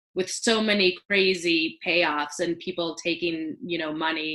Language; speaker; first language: English; native; English